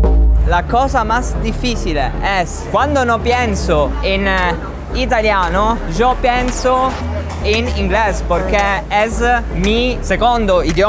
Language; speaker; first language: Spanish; non-native, learner; Italian